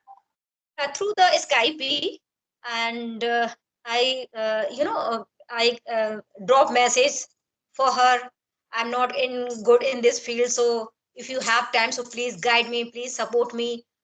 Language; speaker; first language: English; non-native, learner; Hindi